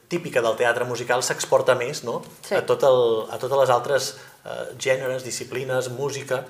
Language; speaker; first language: Catalan; native; Catalan